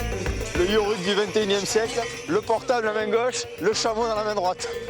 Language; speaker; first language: French; native; French